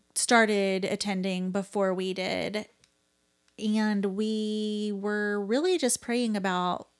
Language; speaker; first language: English; native; English